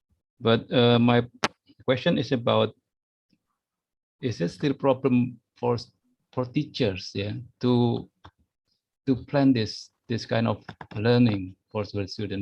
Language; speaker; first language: English; non-native, fluent; Indonesian